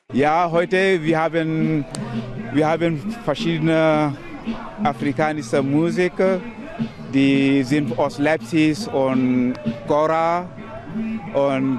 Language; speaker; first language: German; non-native, learner; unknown